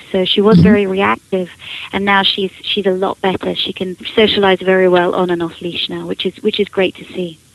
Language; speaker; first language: English; native; English